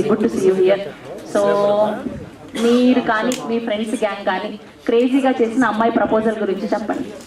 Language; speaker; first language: Telugu; native; Telugu